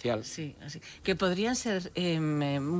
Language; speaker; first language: Spanish; native; Spanish